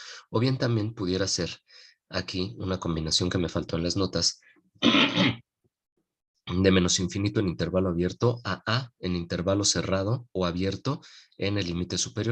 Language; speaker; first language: Spanish; native; Spanish